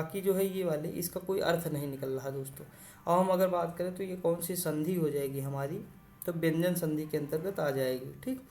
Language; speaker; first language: Hindi; native; Hindi